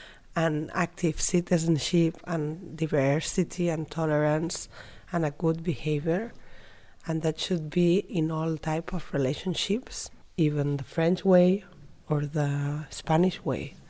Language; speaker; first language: English; non-native, fluent; Catalan